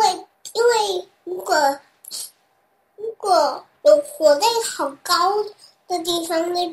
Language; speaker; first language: Chinese; early bilingual, heritage; Chinese